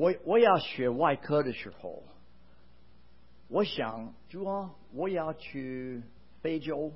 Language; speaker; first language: Chinese; non-native, fluent; English